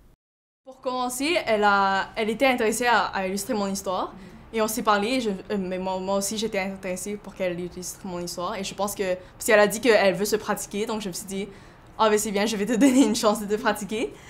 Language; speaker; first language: French; early bilingual, other home language; Chinese